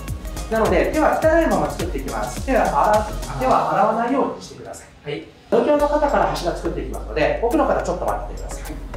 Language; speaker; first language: Japanese; native; Japanese